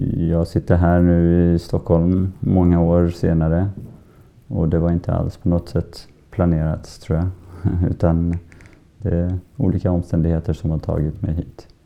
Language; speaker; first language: Swedish; early bilingual, other home language; Persian